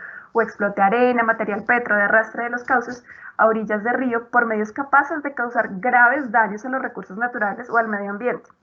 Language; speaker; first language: Spanish; native; Spanish